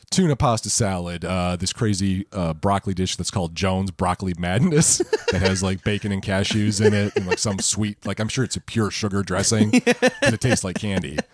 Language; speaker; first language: English; native; English